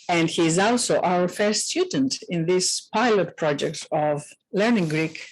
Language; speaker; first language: English; non-native, fluent; Greek